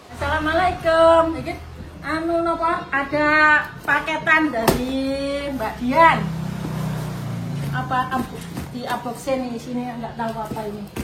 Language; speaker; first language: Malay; non-native, local second language; Javanese